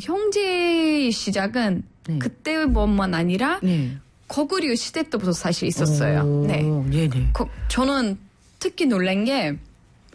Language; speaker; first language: Korean; non-native, fluent; Turkish